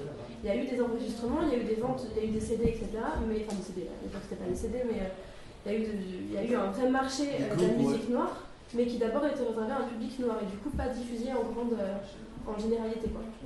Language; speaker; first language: French; native; French